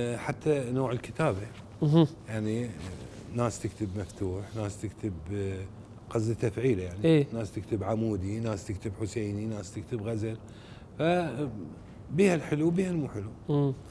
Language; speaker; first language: Arabic; native; Arabic